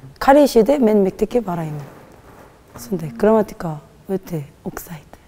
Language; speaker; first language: Kazakh; non-native, learner; Korean